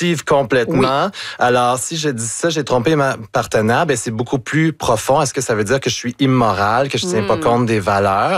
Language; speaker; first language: French; native; French